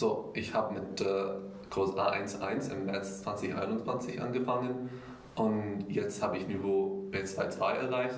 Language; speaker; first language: German; non-native, fluent; Arabic